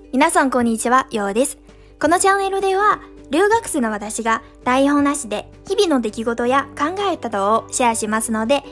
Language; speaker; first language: Japanese; non-native, fluent; Chinese